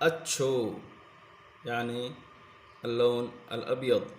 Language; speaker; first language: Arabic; non-native, fluent; Sindhi